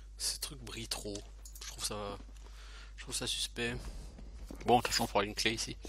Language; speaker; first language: French; native; French